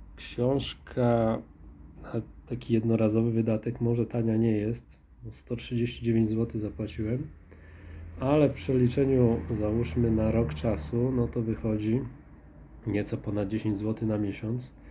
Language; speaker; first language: Polish; native; Polish